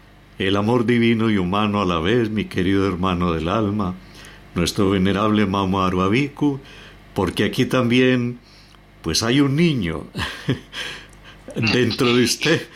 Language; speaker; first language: Spanish; native; Spanish